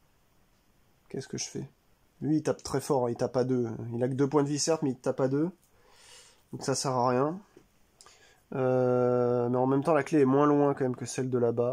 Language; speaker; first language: French; native; French